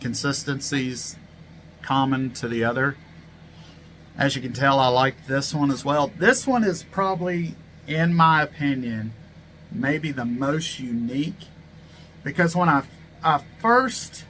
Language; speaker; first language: English; native; English